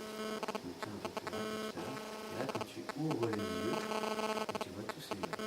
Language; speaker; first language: French; native; French